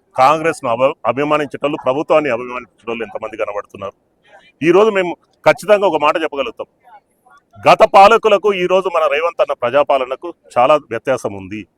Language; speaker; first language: Telugu; native; Telugu